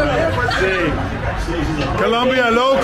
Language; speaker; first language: Spanish; non-native, learner; English